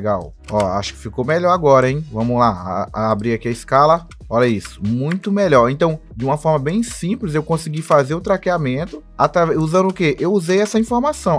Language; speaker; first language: Portuguese; native; Portuguese